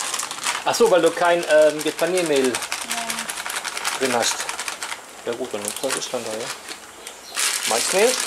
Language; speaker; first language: German; native; German